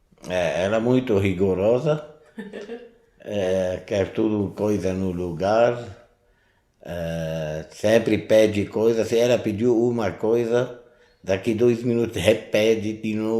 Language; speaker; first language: Portuguese; non-native, learner; Arabic